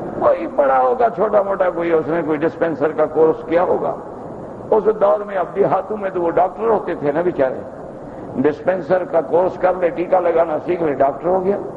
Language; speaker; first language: Urdu; non-native, local second language; Saraiki